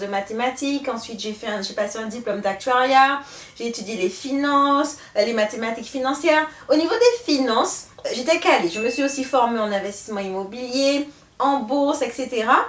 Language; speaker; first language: French; native; French